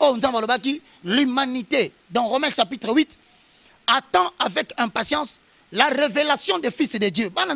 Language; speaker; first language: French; non-native, local second language; Lingala